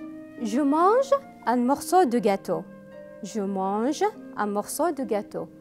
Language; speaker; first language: French; non-native, fluent; Arabic